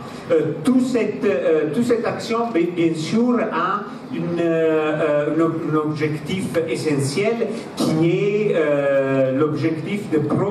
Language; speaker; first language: French; non-native, fluent; Italian